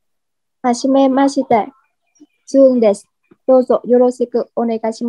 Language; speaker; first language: Japanese; non-native, learner; Vietnamese